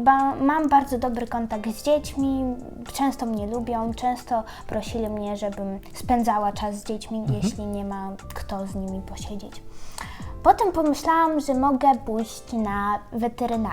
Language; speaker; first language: Polish; early bilingual, other home language; Ukrainian